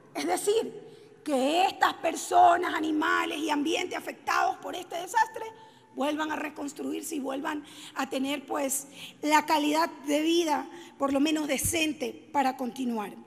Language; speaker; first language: Spanish; native; Spanish